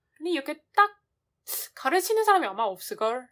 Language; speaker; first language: Korean; non-native, fluent; Chinese